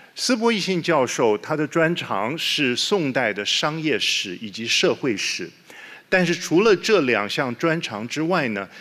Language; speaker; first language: Chinese; native; Chinese